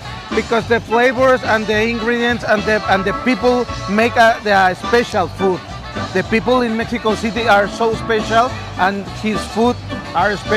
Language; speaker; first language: English; non-native, learner; Spanish